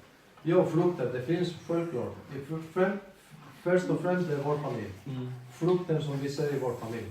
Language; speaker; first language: Swedish; non-native, fluent; Spanish